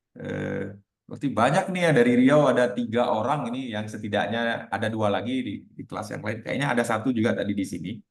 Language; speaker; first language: Indonesian; native; Indonesian